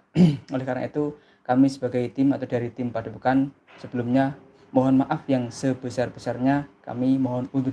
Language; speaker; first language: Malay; non-native, local second language; Javanese